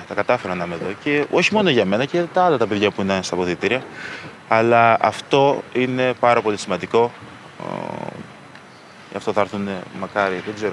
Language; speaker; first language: Greek; early bilingual, other home language; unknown